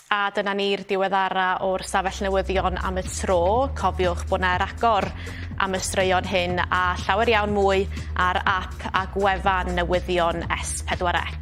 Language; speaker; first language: Welsh; native; Welsh